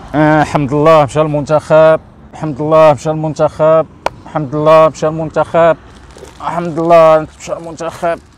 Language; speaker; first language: Arabic; native; Arabic